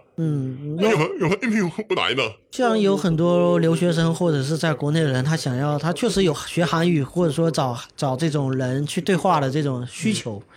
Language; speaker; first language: Chinese; native; Chinese